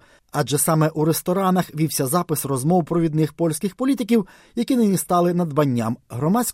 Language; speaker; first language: Ukrainian; native; Ukrainian